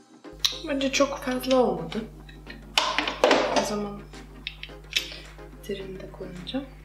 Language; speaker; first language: Turkish; non-native, fluent; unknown